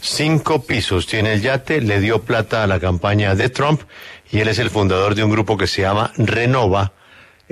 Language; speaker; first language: Spanish; native; Spanish